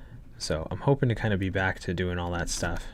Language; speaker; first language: English; native; English